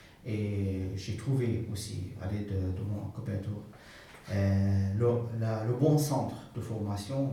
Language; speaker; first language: French; non-native, fluent; Arabic